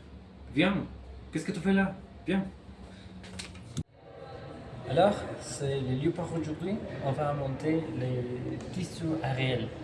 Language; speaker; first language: French; non-native, fluent; Spanish